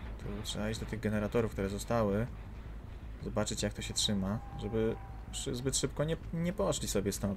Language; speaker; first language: Polish; native; Polish